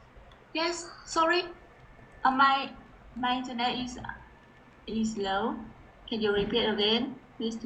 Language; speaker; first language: English; non-native, learner; Vietnamese